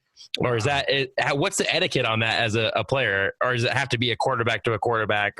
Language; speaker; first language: English; native; English